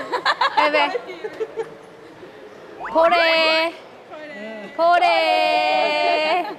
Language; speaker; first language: Turkish; non-native, fluent; Korean